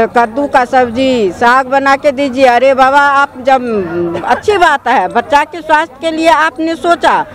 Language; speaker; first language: Hindi; native; Hindi